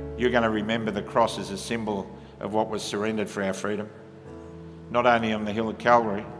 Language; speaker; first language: English; native; English